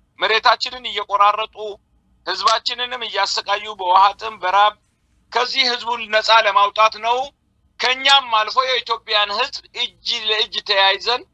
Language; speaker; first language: Amharic; non-native, local second language; Afar